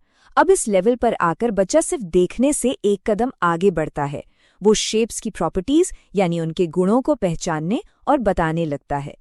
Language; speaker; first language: Hindi; native; Hindi